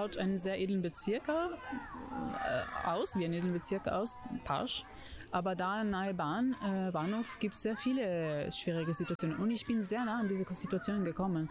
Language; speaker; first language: German; non-native, fluent; Italian